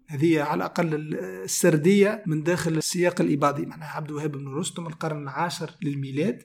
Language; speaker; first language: Arabic; native; Arabic